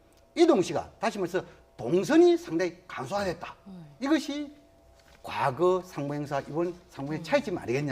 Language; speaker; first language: Korean; native; Korean